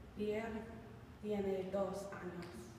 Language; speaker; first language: Spanish; non-native, learner; English